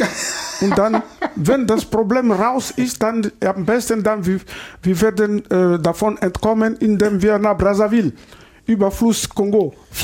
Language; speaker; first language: German; non-native, learner; Lingala